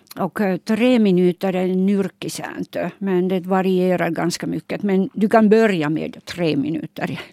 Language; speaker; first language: Swedish; non-native, local second language; Finnish